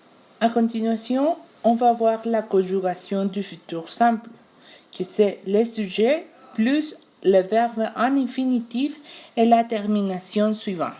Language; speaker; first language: French; non-native, learner; Spanish